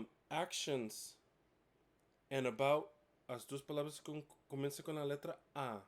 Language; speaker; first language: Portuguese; non-native, fluent; English